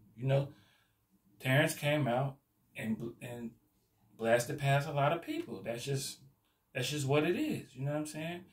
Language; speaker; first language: English; native; English